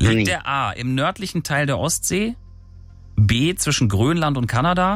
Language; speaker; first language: German; native; German